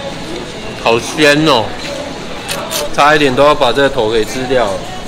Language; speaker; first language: Chinese; native; Chinese